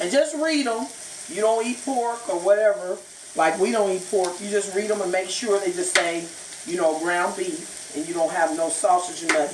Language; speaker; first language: English; native; English